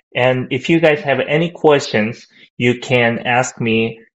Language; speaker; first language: English; non-native, fluent; Korean